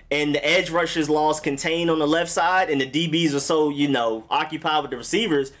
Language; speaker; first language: English; native; English